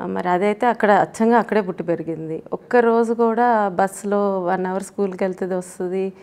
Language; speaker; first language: Telugu; native; Telugu